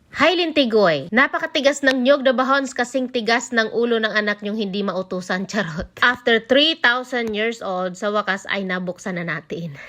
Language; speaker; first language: Filipino; non-native, local second language; Bikol